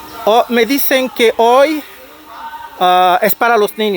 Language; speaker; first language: Spanish; non-native, fluent; French